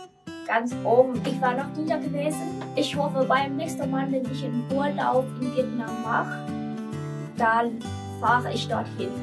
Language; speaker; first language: German; non-native, learner; Vietnamese